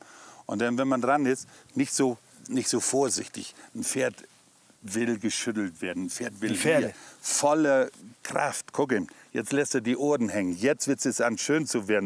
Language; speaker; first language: German; native; German